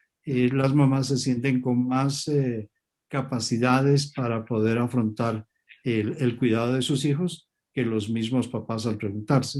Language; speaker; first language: Spanish; native; Spanish